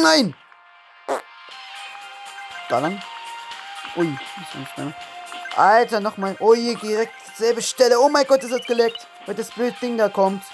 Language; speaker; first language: German; native; German